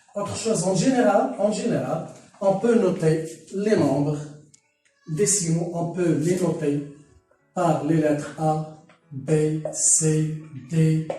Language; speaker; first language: French; non-native, local second language; Arabic